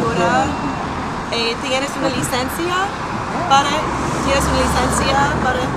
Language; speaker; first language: Spanish; non-native, learner; English